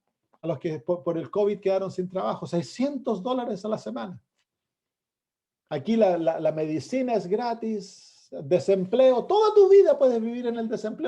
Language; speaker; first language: Spanish; native; Spanish